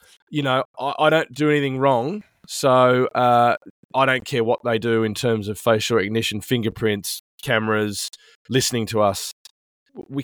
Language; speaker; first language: English; native; English